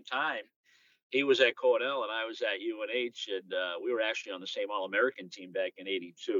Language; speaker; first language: English; native; English